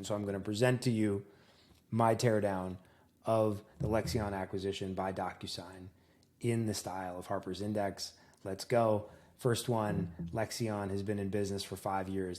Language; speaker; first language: English; native; English